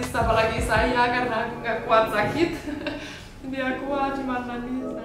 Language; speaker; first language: Indonesian; non-native, fluent; Romanian